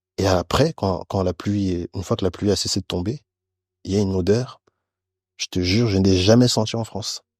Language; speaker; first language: French; early bilingual, other home language; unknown